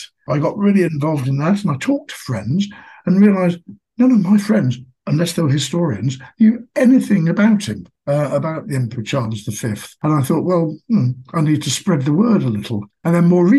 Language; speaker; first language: English; native; English